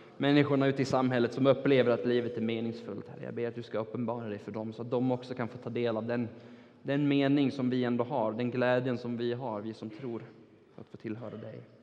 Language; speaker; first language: Swedish; non-native, fluent; Turkish